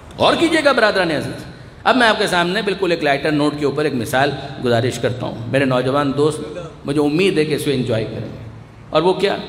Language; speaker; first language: Urdu; non-native, local second language; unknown